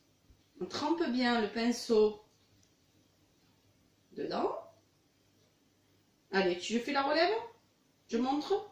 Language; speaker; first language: French; native; French